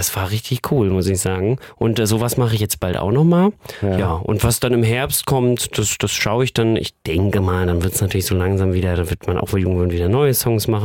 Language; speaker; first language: German; native; German